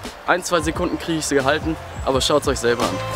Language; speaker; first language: German; native; German